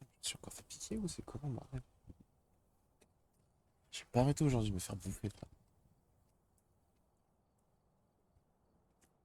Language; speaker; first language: French; native; French